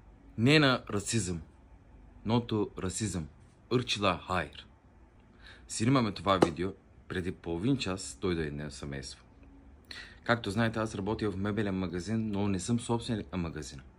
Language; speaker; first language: Bulgarian; non-native, local second language; Turkish